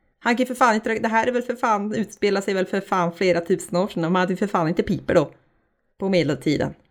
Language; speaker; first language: Swedish; native; Swedish